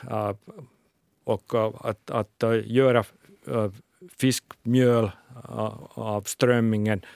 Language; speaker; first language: Swedish; non-native, local second language; Finnish